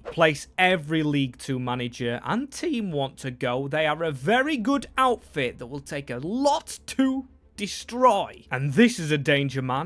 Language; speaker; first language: English; native; English